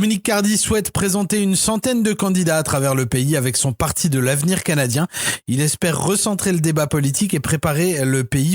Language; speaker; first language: French; native; French